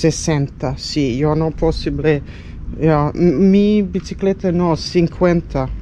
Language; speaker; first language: Spanish; non-native, learner; Serbian